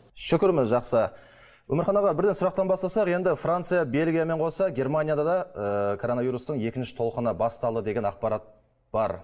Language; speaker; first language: Kazakh; native; Kazakh